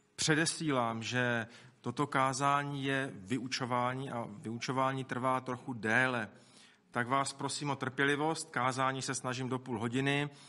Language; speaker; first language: Czech; native; Czech